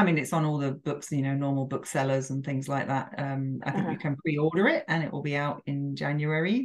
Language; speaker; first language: English; native; English